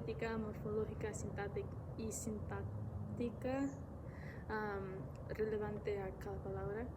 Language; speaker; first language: Spanish; non-native, fluent; English